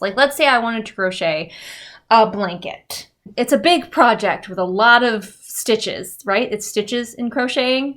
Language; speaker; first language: English; native; English